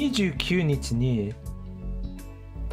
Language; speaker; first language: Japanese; non-native, learner; English